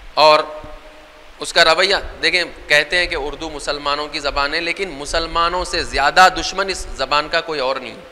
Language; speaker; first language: Urdu; native; Urdu